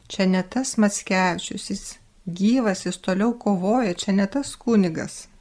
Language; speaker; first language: Lithuanian; native; Lithuanian